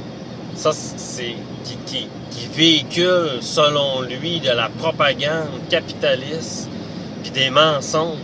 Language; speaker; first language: French; native; French